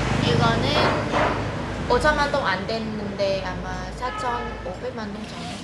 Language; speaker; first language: Korean; non-native, learner; Vietnamese